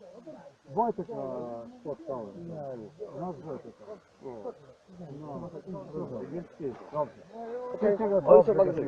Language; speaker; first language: Polish; non-native, learner; Slovenian